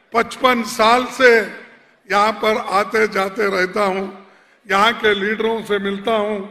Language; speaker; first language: Hindi; non-native, local second language; Kannada